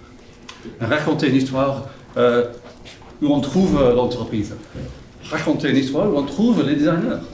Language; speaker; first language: French; non-native, fluent; English